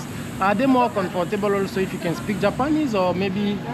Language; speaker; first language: English; non-native, learner; French